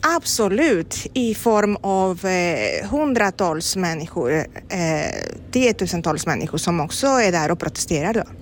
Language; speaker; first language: Swedish; non-native, fluent; Spanish